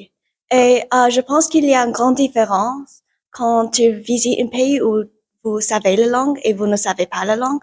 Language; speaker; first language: French; non-native, learner; English